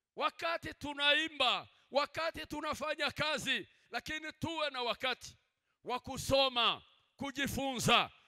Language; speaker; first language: Swahili; non-native, local second language; Kinyarwanda